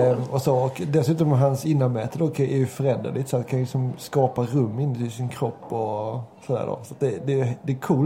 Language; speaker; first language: Swedish; native; Swedish